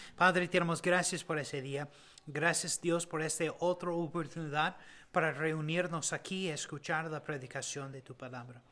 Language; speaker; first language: Spanish; non-native, learner; English